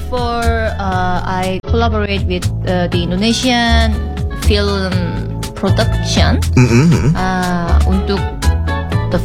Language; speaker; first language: English; non-native, learner; Korean